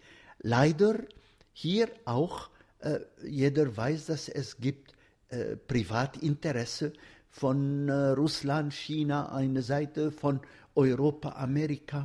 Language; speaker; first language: German; non-native, fluent; Arabic